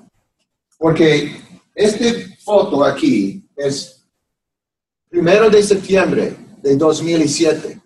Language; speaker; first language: Spanish; non-native, fluent; English